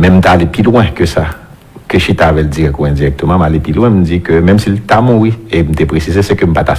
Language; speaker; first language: French; non-native, local second language; Haitian Creole